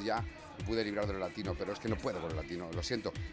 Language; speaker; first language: Spanish; native; Spanish